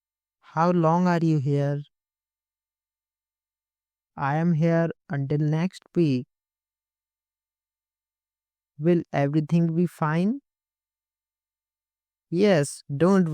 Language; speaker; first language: English; non-native, local second language; Hindi